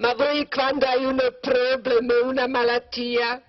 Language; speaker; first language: Italian; non-native, learner; Croatian